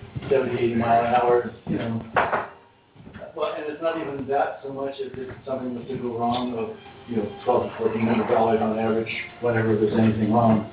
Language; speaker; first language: English; native; English